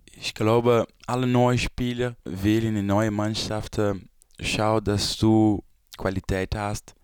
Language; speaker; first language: German; non-native, learner; Portuguese